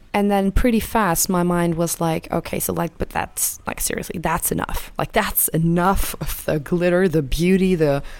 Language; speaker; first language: English; non-native, fluent; German